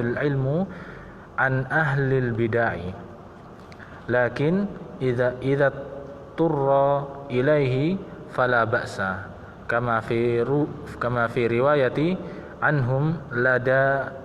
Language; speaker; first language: Arabic; non-native, learner; Indonesian